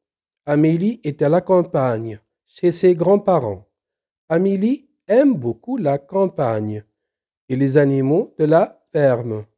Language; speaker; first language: French; non-native, local second language; Arabic